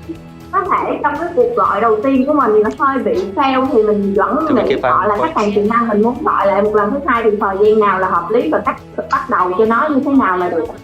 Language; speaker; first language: Vietnamese; native; Vietnamese